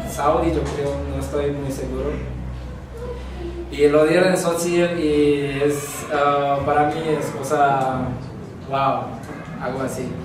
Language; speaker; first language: Spanish; non-native, fluent; Javanese